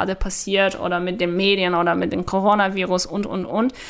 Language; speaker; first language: German; non-native, fluent; Polish